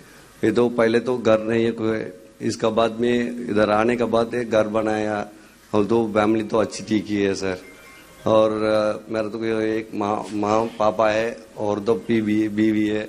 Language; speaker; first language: Hindi; non-native, local second language; Tamil